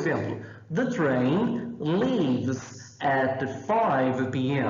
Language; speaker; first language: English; non-native, fluent; Portuguese